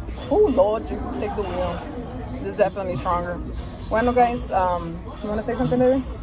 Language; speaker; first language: English; early bilingual, other home language; Spanish